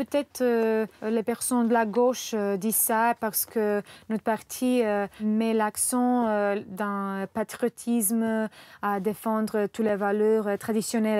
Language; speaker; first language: French; non-native, fluent; Croatian